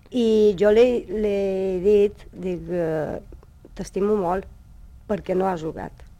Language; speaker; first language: Catalan; non-native, local second language; Spanish